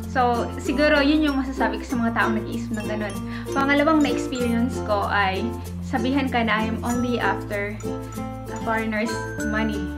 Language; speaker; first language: Filipino; native; Filipino